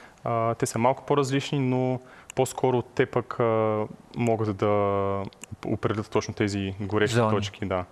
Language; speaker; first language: Bulgarian; native; Bulgarian